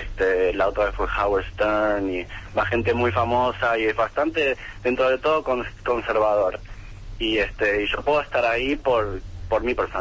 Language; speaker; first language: Spanish; native; Spanish